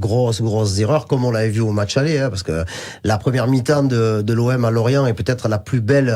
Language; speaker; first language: French; native; French